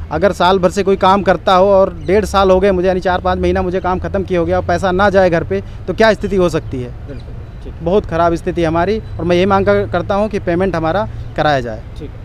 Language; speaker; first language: Hindi; native; Hindi